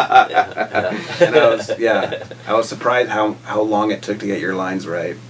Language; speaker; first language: English; native; English